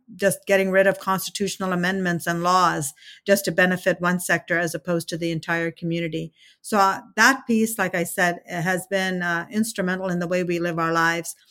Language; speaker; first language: English; early bilingual, other home language; Telugu